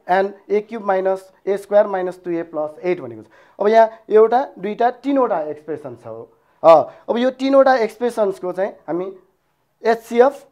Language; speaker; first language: Nepali; non-native, local second language; Newari